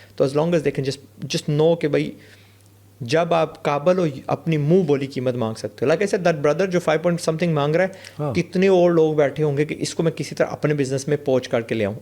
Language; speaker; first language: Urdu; non-native, fluent; English